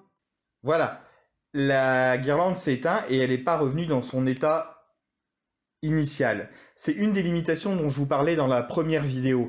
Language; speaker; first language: French; native; French